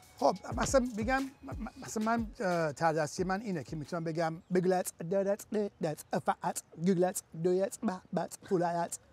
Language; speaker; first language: Persian; early bilingual, heritage; Persian